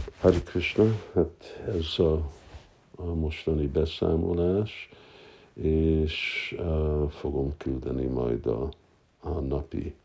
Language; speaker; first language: Hungarian; early bilingual, heritage; Hungarian